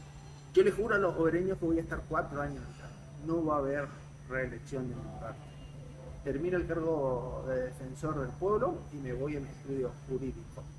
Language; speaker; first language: Spanish; native; Spanish